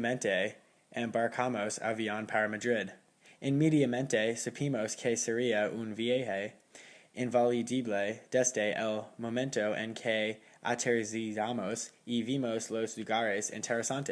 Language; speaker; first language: Spanish; non-native, learner; English